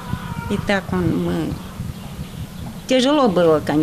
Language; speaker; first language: Russian; non-native, local second language; Albanian